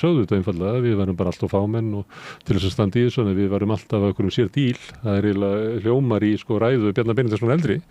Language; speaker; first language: Icelandic; native; Icelandic